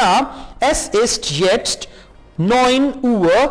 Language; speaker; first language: German; non-native, fluent; Urdu